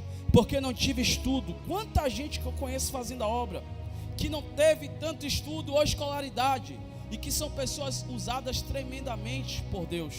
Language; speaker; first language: Portuguese; native; Portuguese